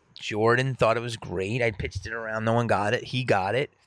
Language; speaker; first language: English; native; English